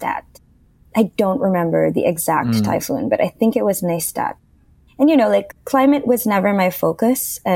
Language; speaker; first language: English; non-native, local second language; Filipino